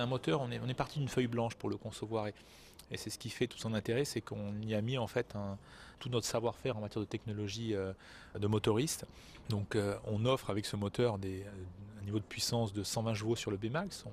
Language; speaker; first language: French; native; French